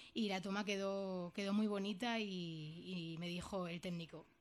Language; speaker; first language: Spanish; native; Spanish